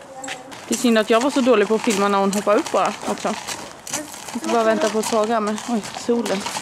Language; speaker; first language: Swedish; native; Swedish